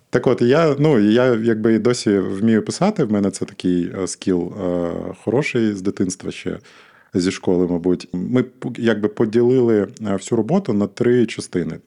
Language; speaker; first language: Ukrainian; non-native, local second language; Russian